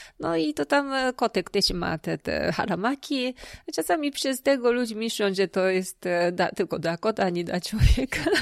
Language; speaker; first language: Polish; non-native, fluent; Japanese